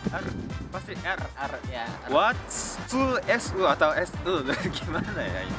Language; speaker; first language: Indonesian; non-native, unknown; Japanese